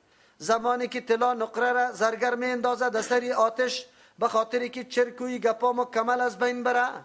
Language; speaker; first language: Persian; native; Persian